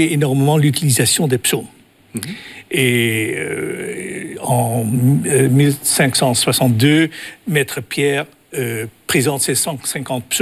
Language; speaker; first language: French; non-native, fluent; Dutch